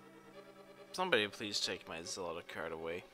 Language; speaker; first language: English; native; English